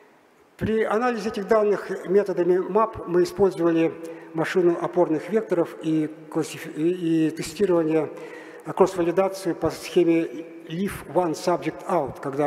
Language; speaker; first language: Russian; native; Russian